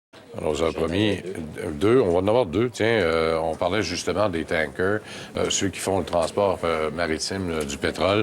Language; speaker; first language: French; native; French